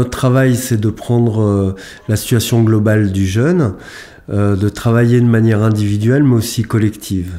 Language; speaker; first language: French; native; French